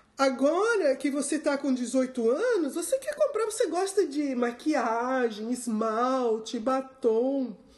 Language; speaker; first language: Portuguese; native; Portuguese